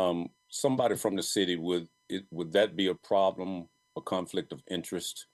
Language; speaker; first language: English; native; English